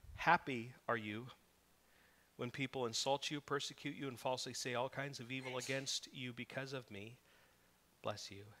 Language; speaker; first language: English; native; English